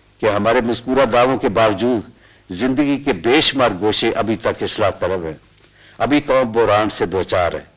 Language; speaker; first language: Urdu; non-native, local second language; Punjabi